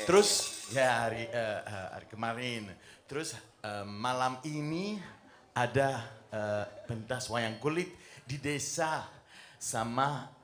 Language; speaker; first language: Indonesian; non-native, fluent; French